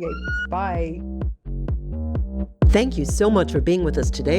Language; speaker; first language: English; native; English